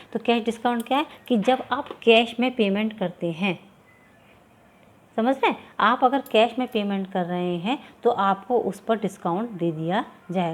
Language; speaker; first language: Hindi; native; Hindi